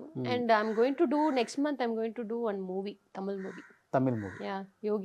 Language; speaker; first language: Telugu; non-native, fluent; Tamil